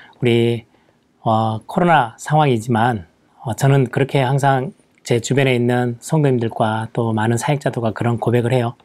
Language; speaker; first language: Korean; native; Korean